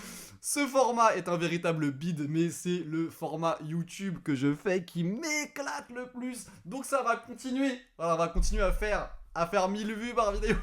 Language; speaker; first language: French; native; French